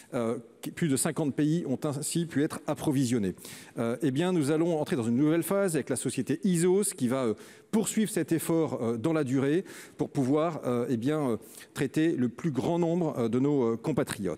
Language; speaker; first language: French; native; French